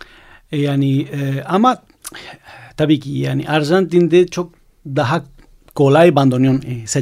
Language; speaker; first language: Turkish; non-native, fluent; Spanish